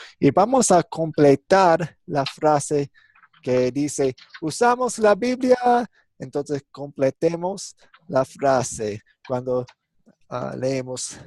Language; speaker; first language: Spanish; non-native, fluent; English